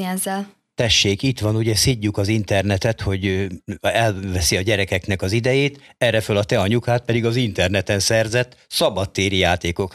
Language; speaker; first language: Hungarian; native; Hungarian